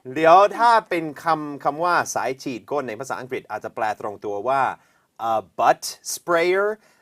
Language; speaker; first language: Thai; non-native, fluent; English